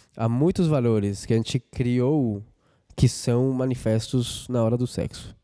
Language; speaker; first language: Portuguese; non-native, fluent; Spanish